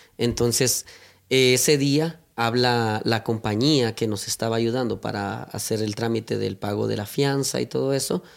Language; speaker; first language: Spanish; native; Spanish